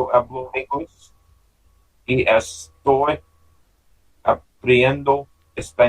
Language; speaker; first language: Spanish; non-native, learner; English